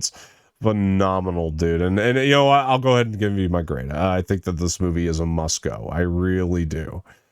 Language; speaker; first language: English; native; English